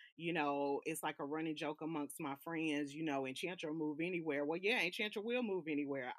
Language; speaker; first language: English; native; English